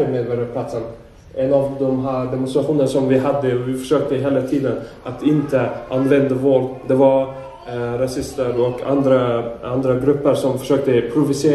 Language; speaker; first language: Swedish; non-native, fluent; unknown